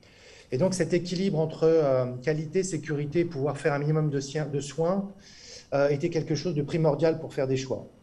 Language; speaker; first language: French; native; French